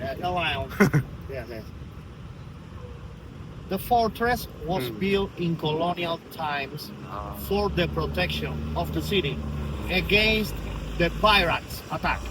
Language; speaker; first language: English; non-native, fluent; Spanish